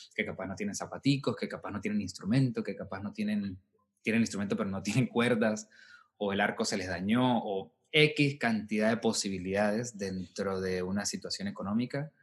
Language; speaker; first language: Spanish; native; Spanish